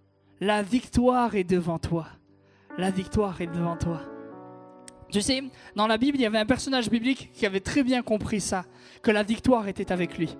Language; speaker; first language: French; native; French